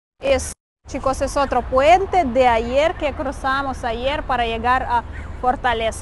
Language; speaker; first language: Spanish; non-native, learner; Russian